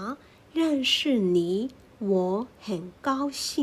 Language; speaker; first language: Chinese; non-native, fluent; Burmese